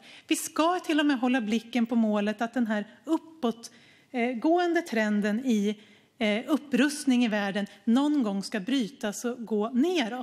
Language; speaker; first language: Swedish; native; Swedish